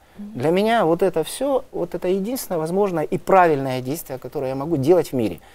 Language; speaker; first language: Russian; native; Russian